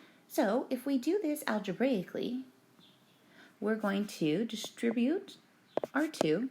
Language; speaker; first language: English; native; English